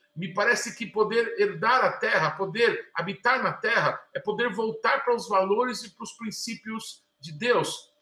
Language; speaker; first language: Portuguese; native; Portuguese